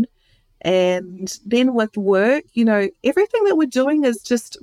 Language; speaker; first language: English; native; English